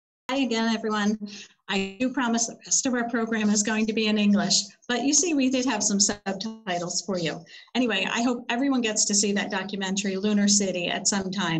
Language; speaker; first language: English; native; English